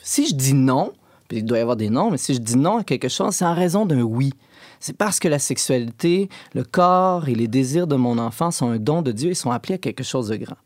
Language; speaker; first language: French; native; French